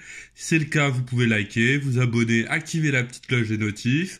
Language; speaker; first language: French; native; French